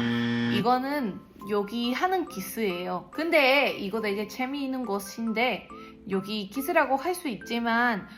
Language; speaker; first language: Korean; non-native, learner; Spanish